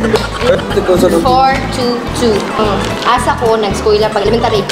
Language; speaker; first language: Filipino; non-native, local second language; Cebuano